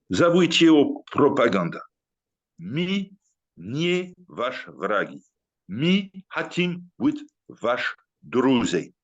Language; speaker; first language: Russian; non-native, learner; French